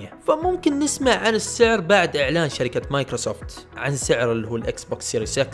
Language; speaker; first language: Arabic; native; Arabic